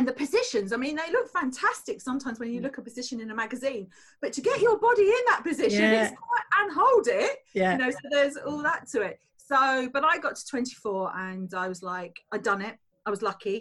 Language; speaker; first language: English; native; English